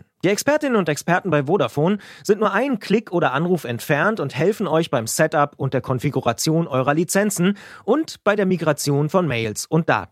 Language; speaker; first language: German; native; German